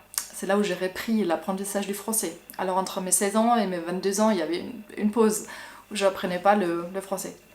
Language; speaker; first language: French; non-native, fluent; German